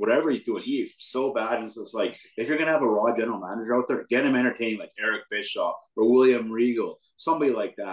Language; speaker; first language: English; native; English